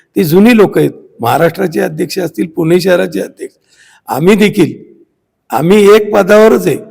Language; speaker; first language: Marathi; native; Marathi